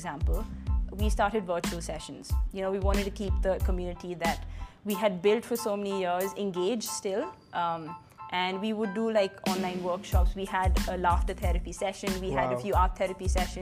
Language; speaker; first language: English; non-native, local second language; Punjabi